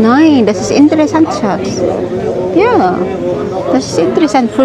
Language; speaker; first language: German; non-native, learner; Filipino